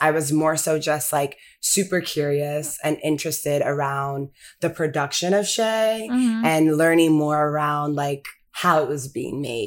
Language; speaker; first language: English; early bilingual, other home language; Akan